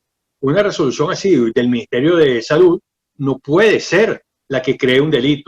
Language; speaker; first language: Spanish; native; Spanish